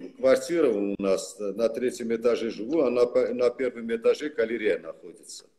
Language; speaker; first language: Russian; non-native, local second language; Armenian